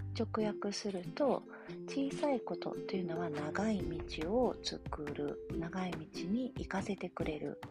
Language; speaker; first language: Japanese; native; Japanese